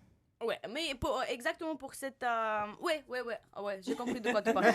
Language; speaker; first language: French; non-native, learner; Russian